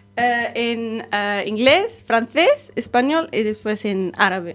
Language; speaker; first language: Spanish; non-native, learner; Arabic